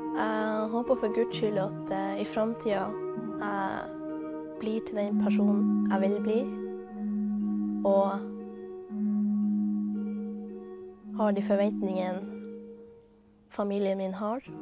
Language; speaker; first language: Norwegian; early bilingual, other home language; Somali